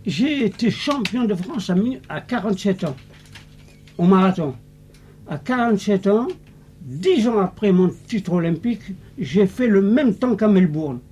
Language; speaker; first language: French; non-native, local second language; Arabic